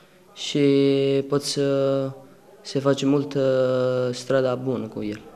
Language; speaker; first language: Romanian; non-native, learner; Italian